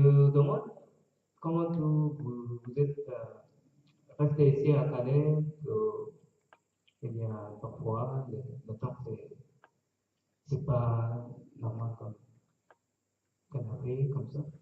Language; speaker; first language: French; non-native, learner; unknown